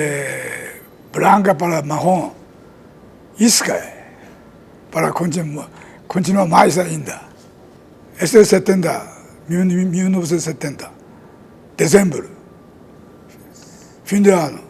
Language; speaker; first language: Portuguese; non-native, learner; Japanese